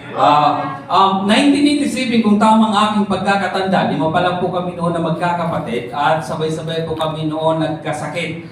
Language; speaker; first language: Filipino; non-native, local second language; Masbatenyo